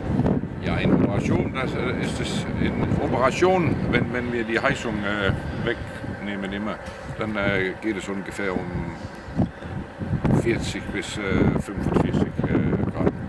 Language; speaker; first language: German; non-native, learner; Danish